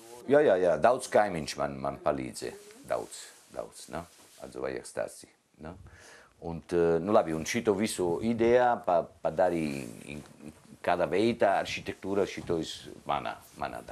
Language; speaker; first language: Latvian; non-native, learner; Italian